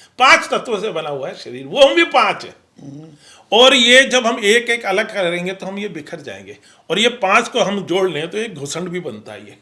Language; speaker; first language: Hindi; non-native, local second language; Punjabi